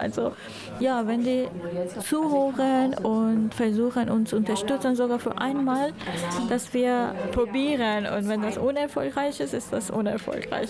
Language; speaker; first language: German; non-native, fluent; Persian